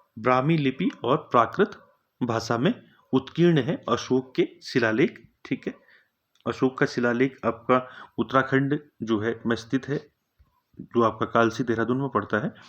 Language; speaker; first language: Hindi; native; Hindi